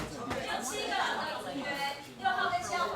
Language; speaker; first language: Chinese; native; Chinese